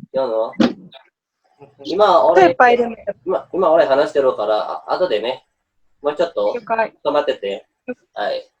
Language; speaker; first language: Japanese; non-native, learner; Indonesian